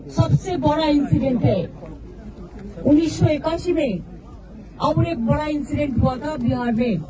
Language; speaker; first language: Hindi; non-native, local second language; Bangla